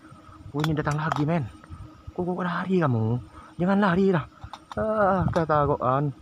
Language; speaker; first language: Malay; non-native, local second language; Javanese